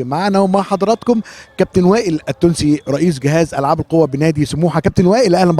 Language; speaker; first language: Arabic; native; Arabic